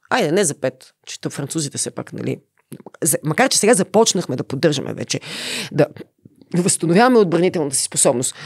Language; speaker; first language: Bulgarian; native; Bulgarian